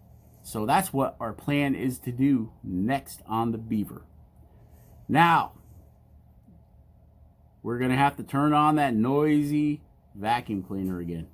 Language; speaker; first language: English; native; English